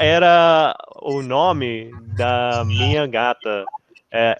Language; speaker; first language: Portuguese; non-native, learner; English